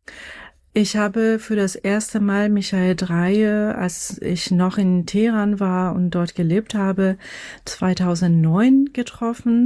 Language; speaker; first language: German; non-native, fluent; Persian